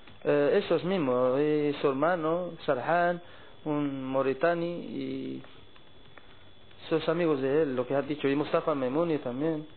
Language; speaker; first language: Spanish; non-native, learner; Arabic